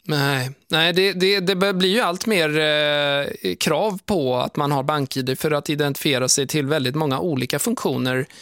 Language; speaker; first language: Swedish; native; Swedish